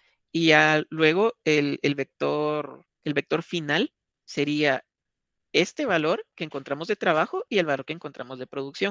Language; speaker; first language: Spanish; native; Spanish